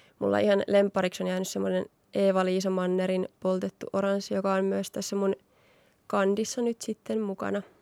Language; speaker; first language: Finnish; native; Finnish